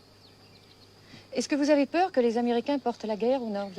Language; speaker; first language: French; native; French